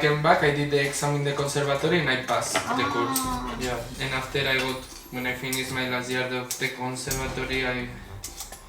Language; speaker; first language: English; non-native, learner; Spanish